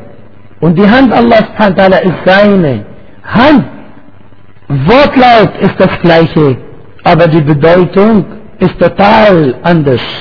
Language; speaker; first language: German; non-native, fluent; Arabic